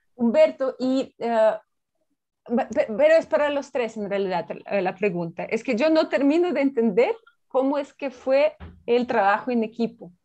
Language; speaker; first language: Spanish; non-native, fluent; Russian